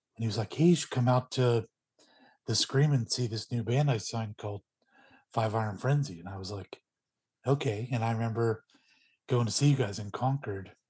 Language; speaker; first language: English; native; English